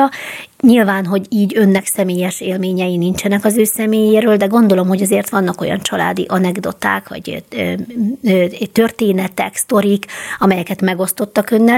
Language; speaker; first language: Hungarian; native; Hungarian